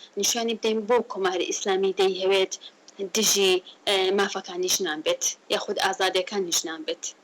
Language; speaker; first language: Central Kurdish; native; Central Kurdish